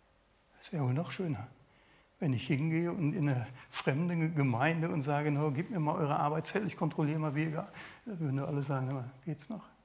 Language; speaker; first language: German; native; German